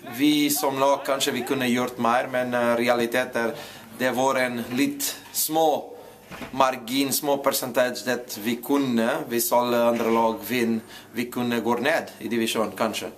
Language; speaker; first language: Norwegian; non-native, fluent; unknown